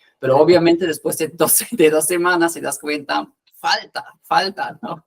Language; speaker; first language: Spanish; non-native, fluent; German